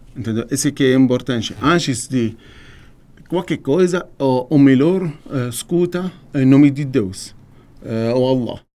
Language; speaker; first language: Portuguese; non-native, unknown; Arabic